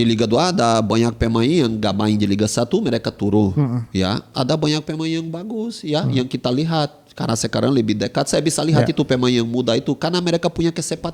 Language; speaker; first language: Indonesian; non-native, fluent; Portuguese